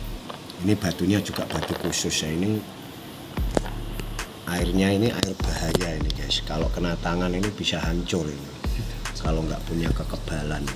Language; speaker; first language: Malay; non-native, local second language; Javanese